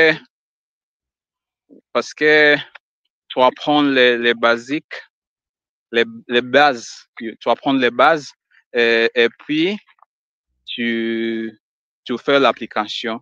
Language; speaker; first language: French; non-native, learner; Swahili